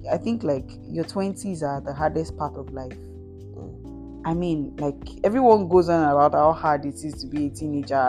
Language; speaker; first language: English; non-native, local second language; Yoruba